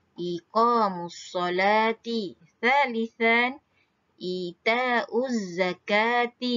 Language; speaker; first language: Arabic; non-native, fluent; Malay